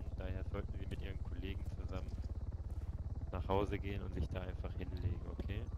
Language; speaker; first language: German; native; German